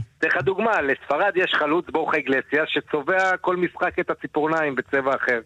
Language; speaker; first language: Hebrew; native; Hebrew